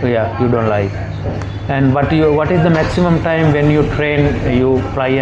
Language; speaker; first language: English; non-native, fluent; Sinhala